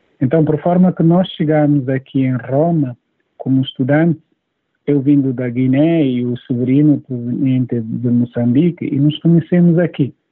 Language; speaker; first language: Portuguese; non-native, local second language; Upper Guinea Crioulo